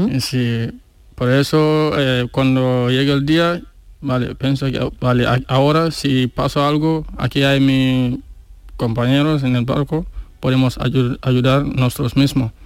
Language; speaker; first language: Spanish; non-native, learner; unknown